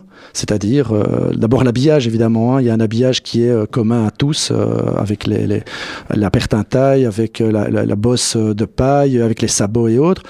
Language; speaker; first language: French; native; French